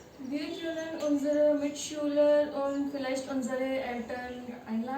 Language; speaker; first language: German; non-native, learner; Hindi